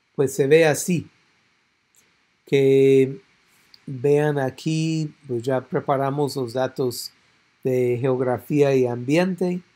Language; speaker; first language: Spanish; non-native, fluent; English